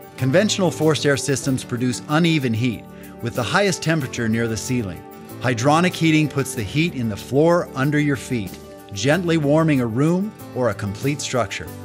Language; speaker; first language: English; native; English